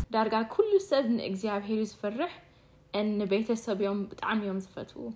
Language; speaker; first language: Tigrinya; early bilingual, heritage; Tigrinya